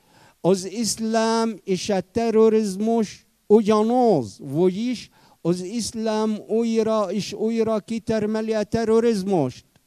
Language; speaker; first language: Hungarian; non-native, fluent; Arabic